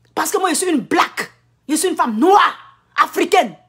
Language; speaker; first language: French; non-native, local second language; Akan